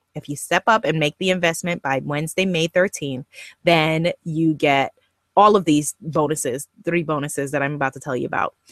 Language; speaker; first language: English; native; English